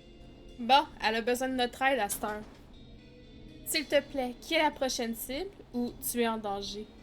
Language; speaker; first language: French; native; French